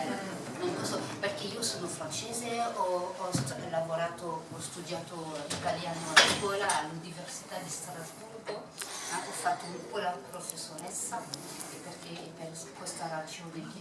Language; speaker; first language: Italian; non-native, fluent; French